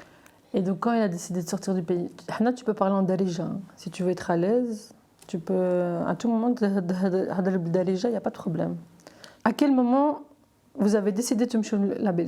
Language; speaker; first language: French; native; French